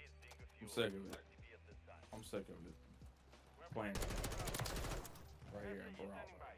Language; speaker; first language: English; native; English